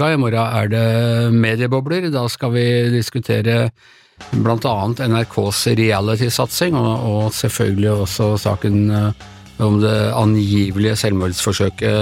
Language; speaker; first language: Norwegian; native; Norwegian